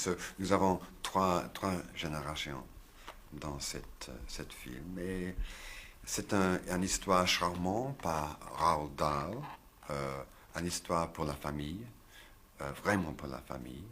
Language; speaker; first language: French; non-native, learner; English